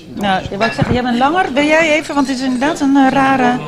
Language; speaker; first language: Dutch; native; Dutch